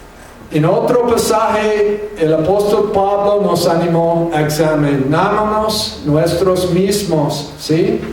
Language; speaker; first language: Spanish; non-native, fluent; English